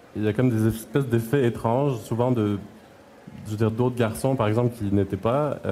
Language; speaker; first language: French; native; French